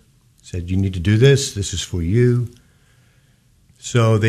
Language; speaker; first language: English; native; English